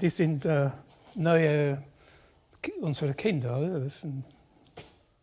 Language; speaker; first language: German; non-native, fluent; English